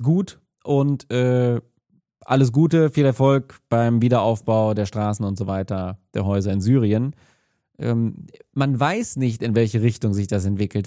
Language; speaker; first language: German; native; German